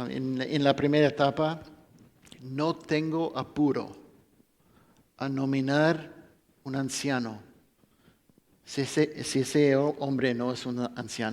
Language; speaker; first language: Spanish; non-native, fluent; English